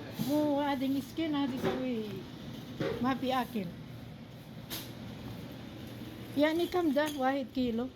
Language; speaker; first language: Arabic; non-native, learner; Filipino